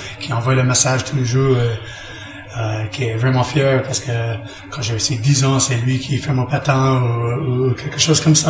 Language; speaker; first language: French; non-native, learner; English